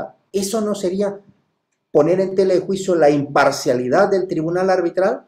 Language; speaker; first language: Spanish; native; Spanish